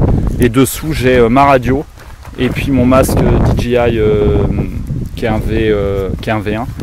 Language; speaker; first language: French; native; French